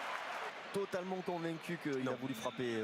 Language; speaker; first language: French; native; French